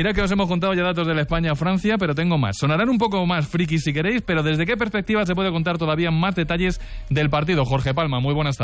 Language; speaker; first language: Spanish; native; Spanish